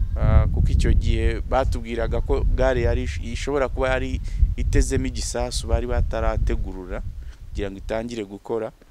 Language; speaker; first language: Kinyarwanda; early bilingual, heritage; Kinyarwanda